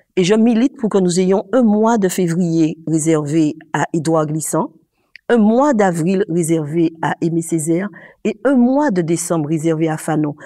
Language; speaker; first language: French; native; French